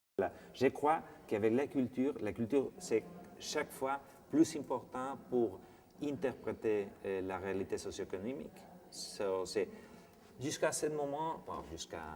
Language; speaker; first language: French; non-native, fluent; Spanish